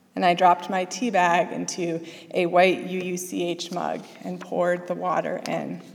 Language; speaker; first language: English; native; English